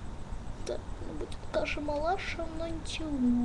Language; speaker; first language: Russian; non-native, learner; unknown